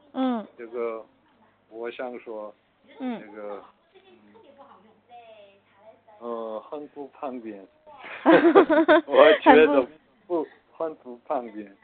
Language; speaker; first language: Chinese; non-native, learner; Korean